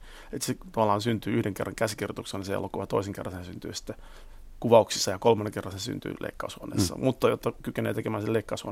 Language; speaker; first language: Finnish; native; Finnish